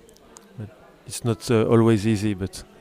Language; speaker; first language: English; non-native, learner; French